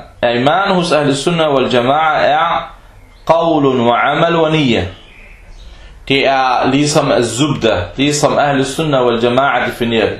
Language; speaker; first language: Danish; non-native, local second language; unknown